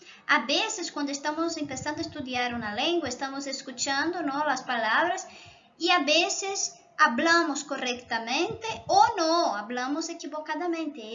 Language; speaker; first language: Spanish; non-native, local second language; Portuguese